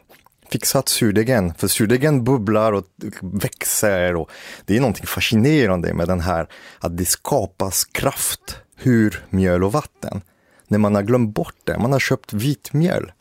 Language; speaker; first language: Swedish; native; Swedish